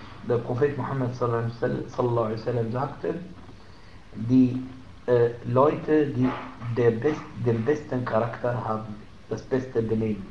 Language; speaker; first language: German; non-native, fluent; Arabic